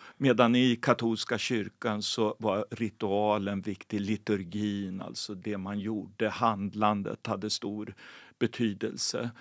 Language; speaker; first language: Swedish; native; Swedish